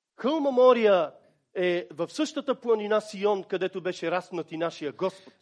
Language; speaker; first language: Bulgarian; native; Bulgarian